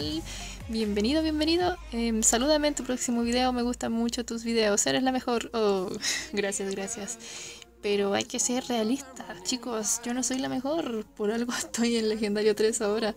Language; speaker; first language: Spanish; native; Spanish